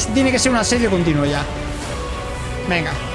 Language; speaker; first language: Spanish; native; Spanish